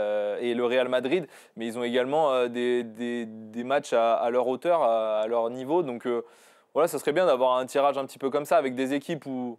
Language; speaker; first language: French; native; French